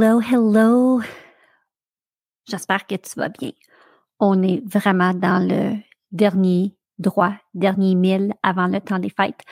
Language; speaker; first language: French; native; French